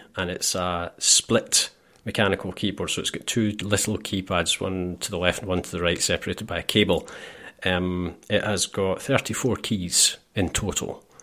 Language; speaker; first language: English; native; English